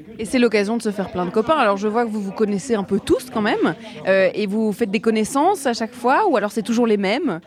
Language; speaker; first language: French; native; French